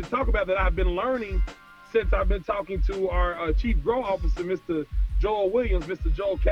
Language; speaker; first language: English; native; English